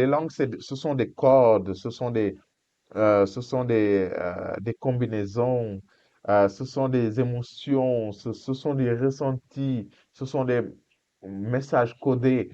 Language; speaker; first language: French; non-native, fluent; Portuguese